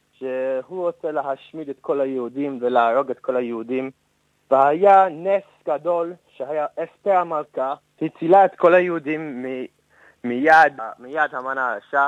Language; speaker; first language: Hebrew; non-native, fluent; English